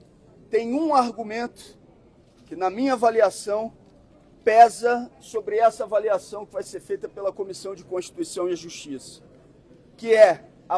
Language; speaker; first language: Portuguese; native; Portuguese